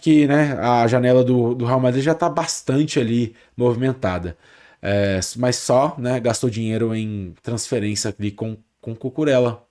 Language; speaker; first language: Portuguese; native; Portuguese